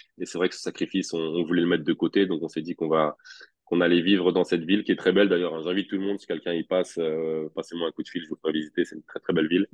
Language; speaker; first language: French; native; French